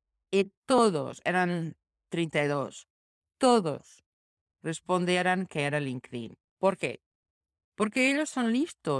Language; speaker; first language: Spanish; non-native, fluent; Portuguese